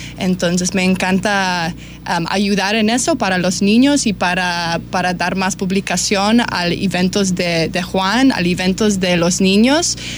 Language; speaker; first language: Spanish; non-native, learner; Polish